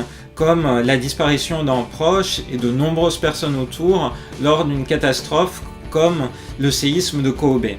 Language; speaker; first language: French; native; French